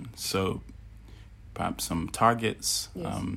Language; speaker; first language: English; native; English